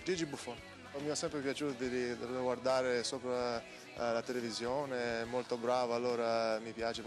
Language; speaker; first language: Italian; early bilingual, heritage; English